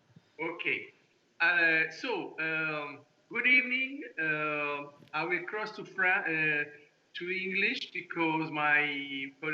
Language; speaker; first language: English; non-native, fluent; Italian